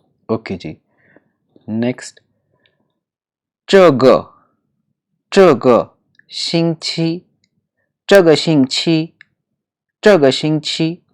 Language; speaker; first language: Chinese; non-native, learner; Urdu